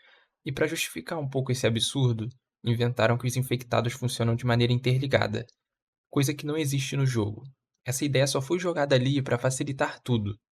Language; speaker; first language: Portuguese; native; Portuguese